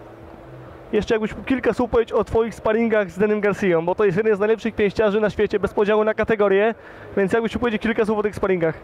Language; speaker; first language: Polish; native; Polish